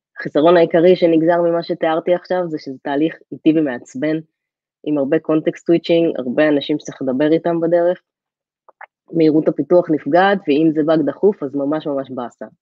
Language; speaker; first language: Hebrew; native; Hebrew